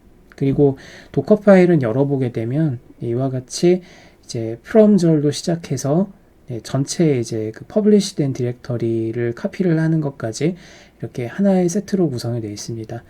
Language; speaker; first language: Korean; native; Korean